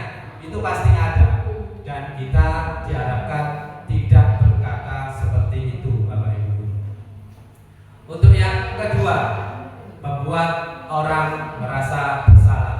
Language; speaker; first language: Indonesian; native; Indonesian